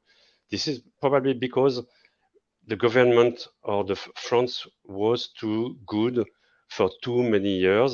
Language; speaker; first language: English; non-native, fluent; French